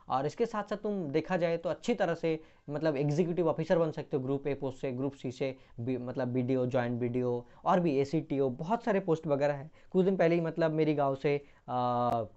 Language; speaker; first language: Hindi; non-native, local second language; Bangla